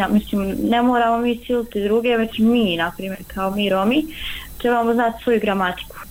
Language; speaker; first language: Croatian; non-native, local second language; Romany